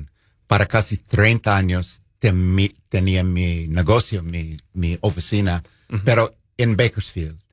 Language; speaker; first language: Spanish; non-native, fluent; English